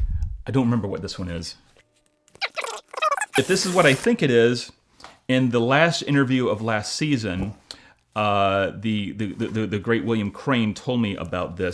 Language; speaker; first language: English; native; English